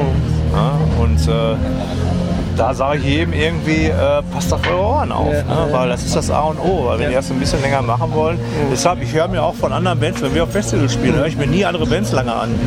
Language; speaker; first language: German; native; German